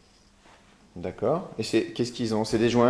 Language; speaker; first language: French; native; French